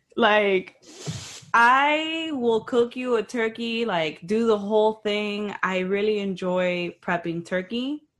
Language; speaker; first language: English; early bilingual, other home language; Spanish